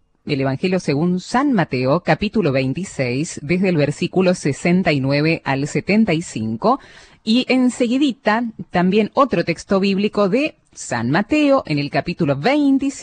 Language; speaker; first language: Spanish; native; Spanish